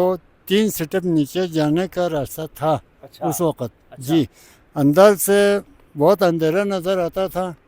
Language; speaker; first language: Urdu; non-native, local second language; Balti